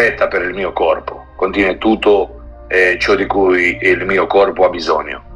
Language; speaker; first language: Italian; non-native, learner; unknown